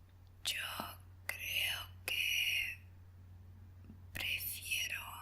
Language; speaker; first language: Spanish; non-native, fluent; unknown